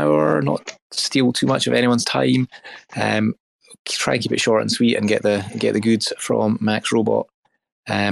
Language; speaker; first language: English; native; English